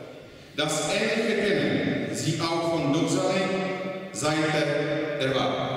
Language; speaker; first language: German; non-native, fluent; Czech